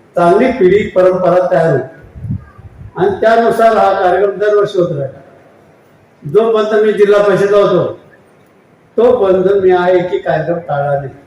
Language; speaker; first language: Marathi; native; Marathi